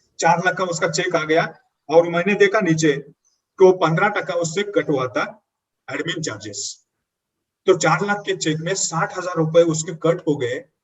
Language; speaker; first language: Hindi; non-native, local second language; Marathi